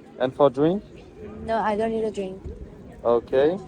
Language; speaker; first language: English; non-native, learner; Korean